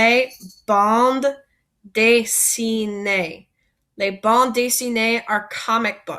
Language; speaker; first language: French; non-native, fluent; English